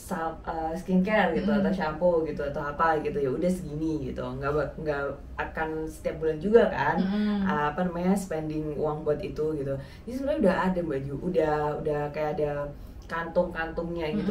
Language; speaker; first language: Indonesian; native; Indonesian